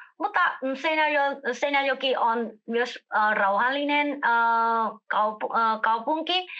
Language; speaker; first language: Finnish; non-native, learner; Vietnamese